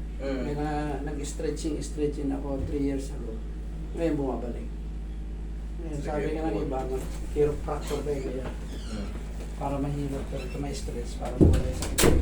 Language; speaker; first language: Filipino; native; Filipino